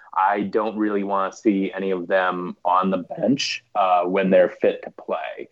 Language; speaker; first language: English; native; English